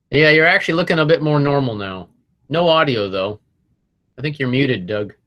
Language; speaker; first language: English; native; English